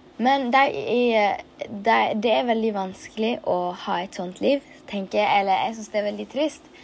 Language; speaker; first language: Norwegian; early bilingual, other home language; Tigrinya